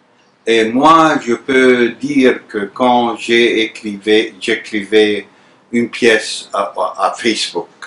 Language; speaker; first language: French; non-native, fluent; Arabic